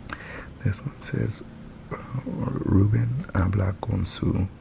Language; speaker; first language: Spanish; non-native, learner; English